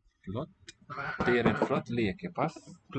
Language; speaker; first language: Norwegian; non-native, learner; English